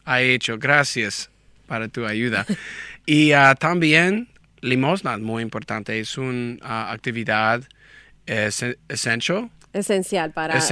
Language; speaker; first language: Spanish; non-native, learner; English